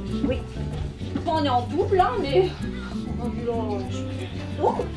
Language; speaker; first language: French; native; French